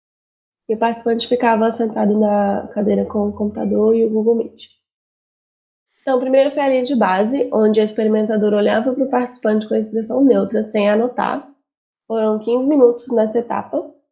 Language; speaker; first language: Portuguese; native; Portuguese